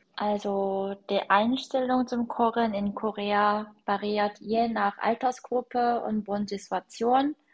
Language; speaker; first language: German; non-native, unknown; Korean